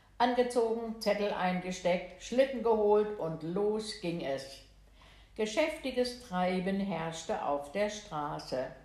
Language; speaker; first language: German; native; German